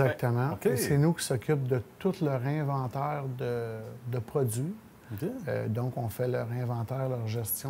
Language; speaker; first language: French; native; French